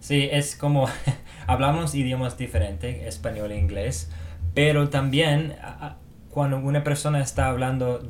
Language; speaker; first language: Spanish; non-native, fluent; English